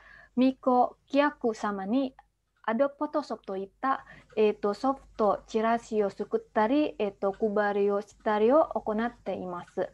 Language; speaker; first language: Japanese; non-native, fluent; Indonesian